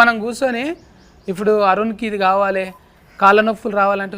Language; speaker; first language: Telugu; native; Telugu